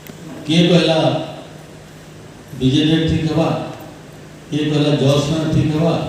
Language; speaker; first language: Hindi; non-native, local second language; Odia